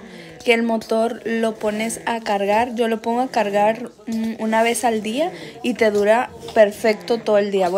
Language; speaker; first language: Spanish; native; Spanish